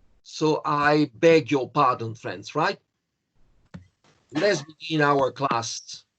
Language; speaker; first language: English; non-native, fluent; Spanish